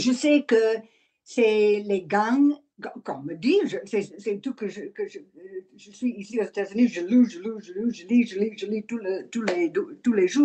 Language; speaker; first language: French; non-native, learner; English